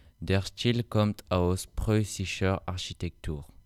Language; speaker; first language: German; non-native, learner; French